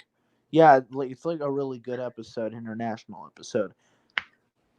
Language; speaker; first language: English; native; English